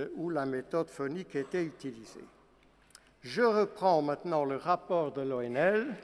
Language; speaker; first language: French; non-native, fluent; Portuguese